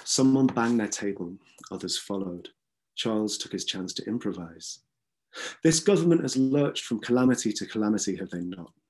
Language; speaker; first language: English; native; English